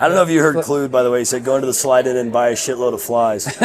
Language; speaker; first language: English; native; English